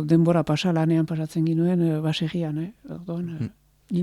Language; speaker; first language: Basque; native; Basque